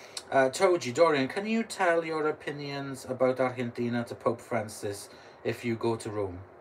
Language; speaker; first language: English; native; English